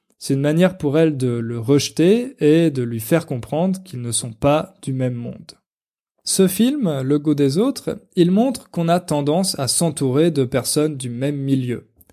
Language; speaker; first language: French; native; French